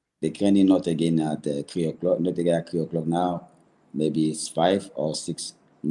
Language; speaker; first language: English; non-native, learner; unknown